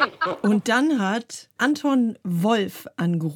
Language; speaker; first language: German; native; German